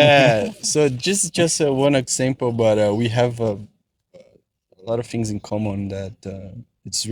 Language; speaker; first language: English; non-native, fluent; Portuguese